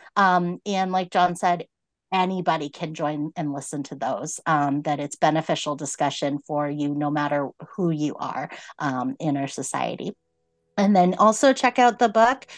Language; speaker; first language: English; native; English